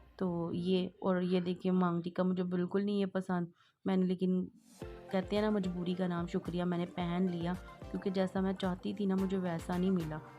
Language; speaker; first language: Urdu; native; Urdu